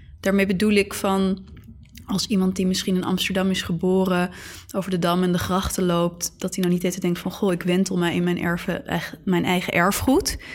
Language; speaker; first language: Dutch; native; Dutch